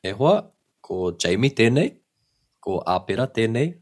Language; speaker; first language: Māori; non-native, local second language; English